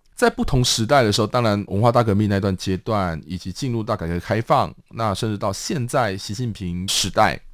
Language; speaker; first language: Chinese; native; Chinese